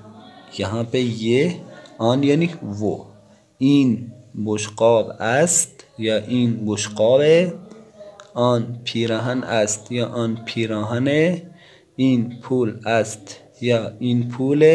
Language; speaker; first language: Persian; non-native, fluent; Urdu